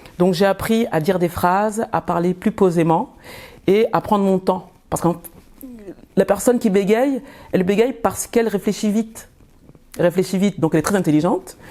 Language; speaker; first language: French; early bilingual, other home language; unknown